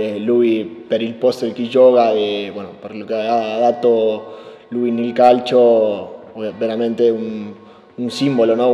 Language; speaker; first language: Italian; non-native, learner; Spanish